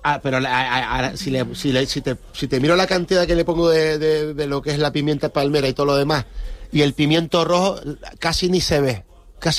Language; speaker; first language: Spanish; native; Spanish